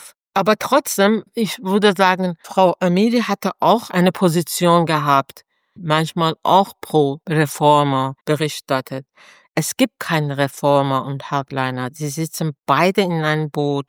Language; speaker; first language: German; non-native, fluent; Persian